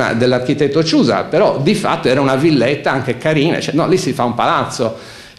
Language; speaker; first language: Italian; native; Italian